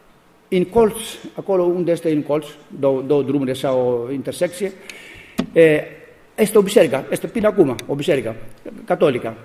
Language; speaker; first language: Romanian; non-native, learner; Greek